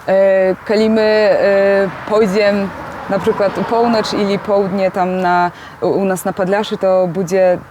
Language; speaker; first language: Belarusian; non-native, local second language; Polish